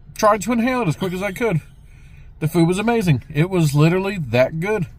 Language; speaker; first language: English; native; English